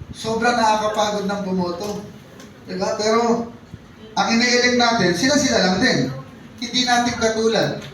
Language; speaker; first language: Filipino; native; Filipino